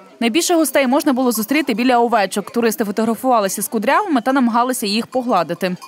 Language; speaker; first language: Ukrainian; native; Ukrainian